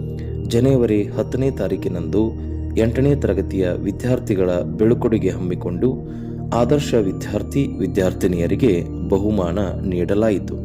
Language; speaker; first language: Kannada; native; Kannada